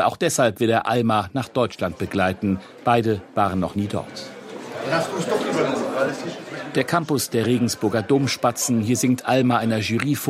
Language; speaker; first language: German; native; German